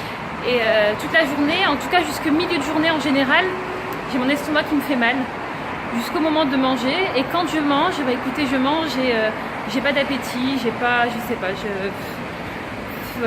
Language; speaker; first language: French; native; French